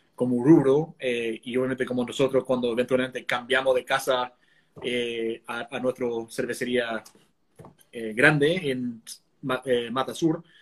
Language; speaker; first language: Spanish; non-native, fluent; English